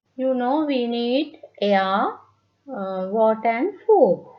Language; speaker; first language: English; non-native, local second language; Sinhala